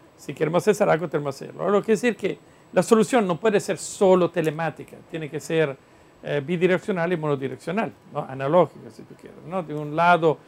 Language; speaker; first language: Spanish; non-native, fluent; Italian